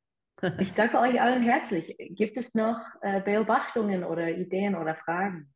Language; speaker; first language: German; non-native, fluent; English